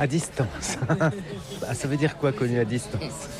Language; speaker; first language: French; native; French